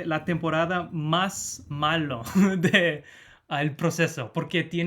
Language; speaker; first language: Spanish; non-native, fluent; English